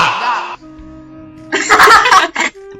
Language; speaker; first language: Russian; non-native, learner; Indonesian